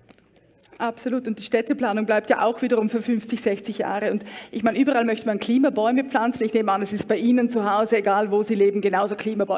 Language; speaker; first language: German; native; German